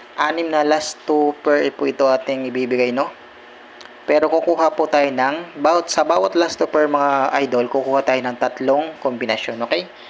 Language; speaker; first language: Filipino; non-native, local second language; Cebuano